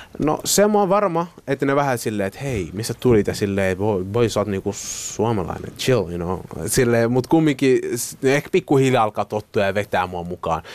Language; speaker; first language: Finnish; early bilingual, other home language; Somali